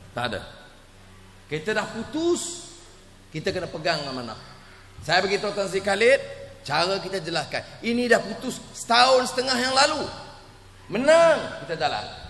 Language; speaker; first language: Malay; native; Malay